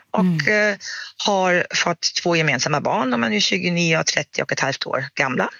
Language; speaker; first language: Swedish; non-native, fluent; German